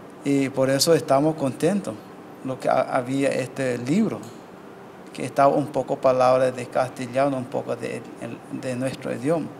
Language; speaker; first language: Spanish; non-native, learner; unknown